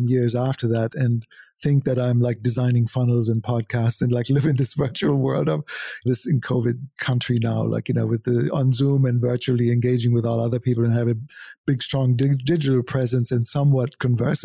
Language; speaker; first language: English; non-native, fluent; German